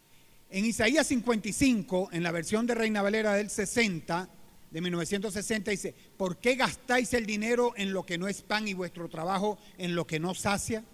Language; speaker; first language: Spanish; native; Spanish